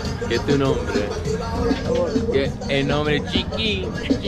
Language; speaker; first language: Spanish; non-native, learner; English